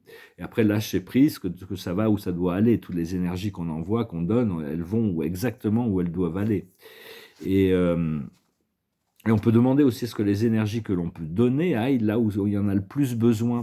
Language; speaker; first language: French; native; French